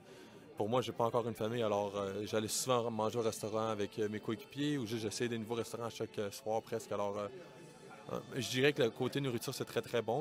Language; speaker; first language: French; native; French